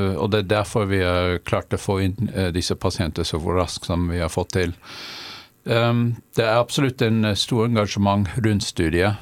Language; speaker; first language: Norwegian; non-native, fluent; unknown